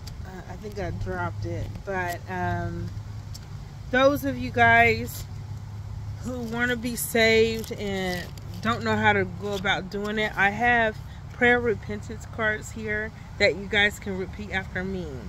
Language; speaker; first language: English; native; English